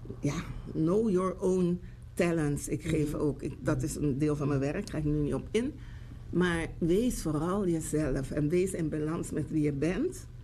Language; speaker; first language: Dutch; native; Dutch